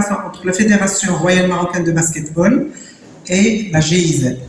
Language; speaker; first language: French; non-native, local second language; Arabic